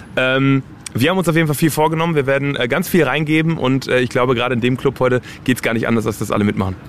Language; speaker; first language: German; native; German